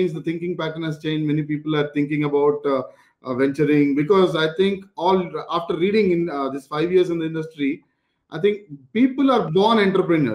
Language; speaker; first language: English; non-native, local second language; Telugu